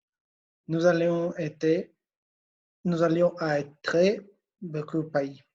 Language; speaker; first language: French; non-native, learner; Spanish